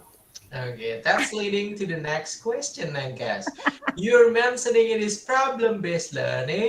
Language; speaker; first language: English; non-native, local second language; Indonesian